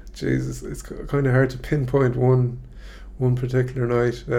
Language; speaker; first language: English; native; English